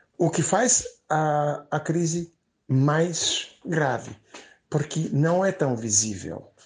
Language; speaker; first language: Portuguese; non-native, fluent; English